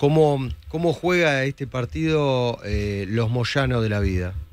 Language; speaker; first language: Spanish; native; Spanish